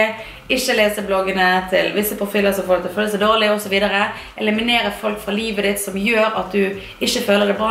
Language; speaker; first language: Norwegian; native; Norwegian